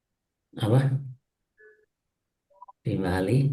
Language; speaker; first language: Arabic; non-native, fluent; Indonesian